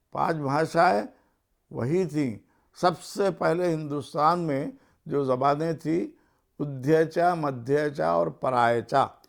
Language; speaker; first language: Urdu; native; Urdu